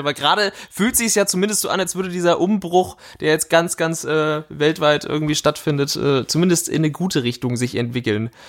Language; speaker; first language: German; native; German